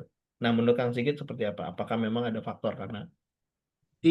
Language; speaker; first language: Indonesian; native; Indonesian